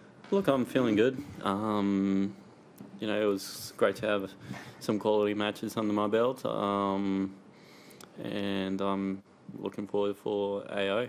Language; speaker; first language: English; early bilingual, other home language; Spanish